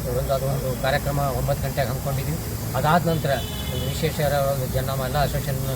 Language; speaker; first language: Kannada; native; Kannada